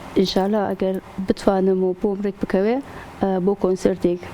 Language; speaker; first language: Central Kurdish; non-native, local second language; Southern Kurdish